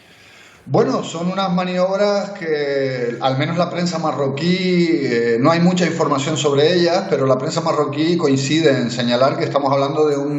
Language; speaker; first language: Spanish; native; Spanish